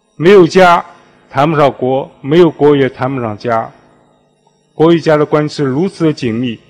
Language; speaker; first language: Chinese; native; Chinese